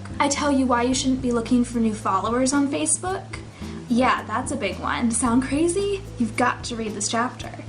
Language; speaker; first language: English; native; English